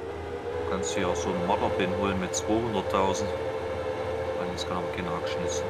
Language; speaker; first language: German; native; German